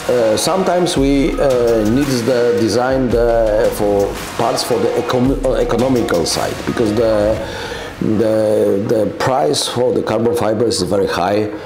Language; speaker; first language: English; non-native, learner; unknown